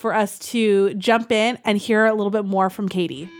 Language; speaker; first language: English; native; English